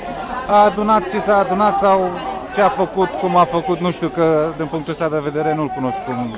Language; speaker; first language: Romanian; native; Romanian